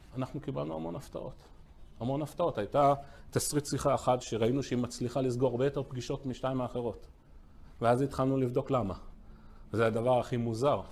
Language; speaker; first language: Hebrew; early bilingual, other home language; English